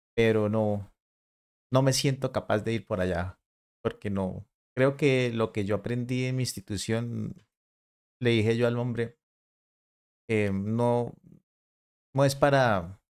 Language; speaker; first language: Spanish; native; Spanish